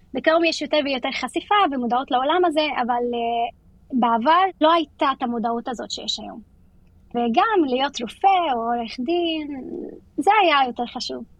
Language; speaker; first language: Hebrew; non-native, local second language; Arabic